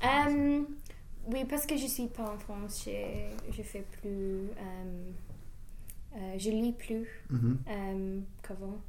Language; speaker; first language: French; non-native, learner; English